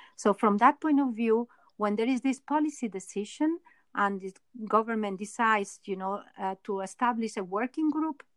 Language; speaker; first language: English; non-native, fluent; Spanish